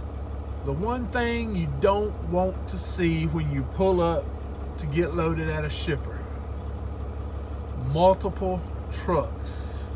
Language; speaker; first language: English; native; English